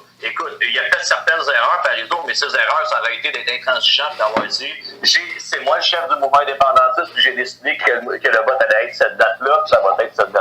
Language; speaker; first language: French; native; French